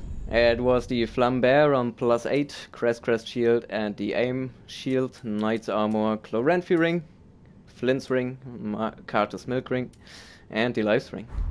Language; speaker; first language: English; non-native, fluent; German